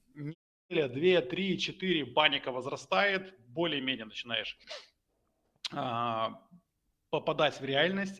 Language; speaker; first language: Russian; native; Russian